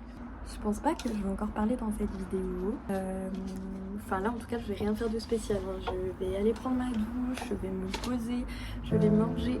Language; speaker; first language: French; native; French